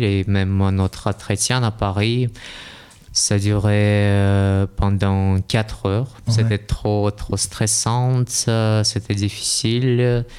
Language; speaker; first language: French; non-native, fluent; Russian